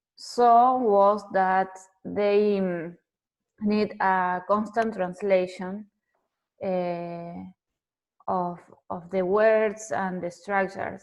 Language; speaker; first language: English; non-native, fluent; Spanish